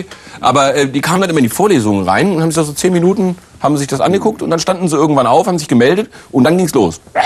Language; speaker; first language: German; native; German